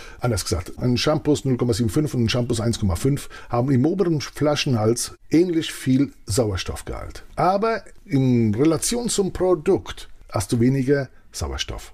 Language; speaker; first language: German; early bilingual, other home language; Italian